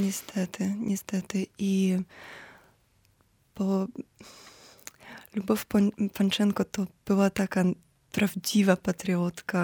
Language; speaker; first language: Polish; non-native, fluent; Ukrainian